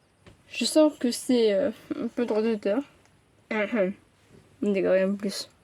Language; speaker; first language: French; native; French